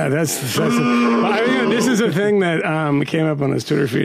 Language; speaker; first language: English; native; English